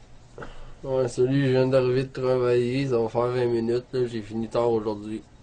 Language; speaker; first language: French; native; French